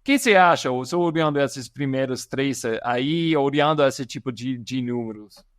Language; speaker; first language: Portuguese; non-native, fluent; English